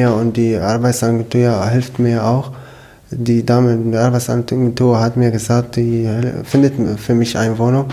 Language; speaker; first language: German; non-native, learner; Arabic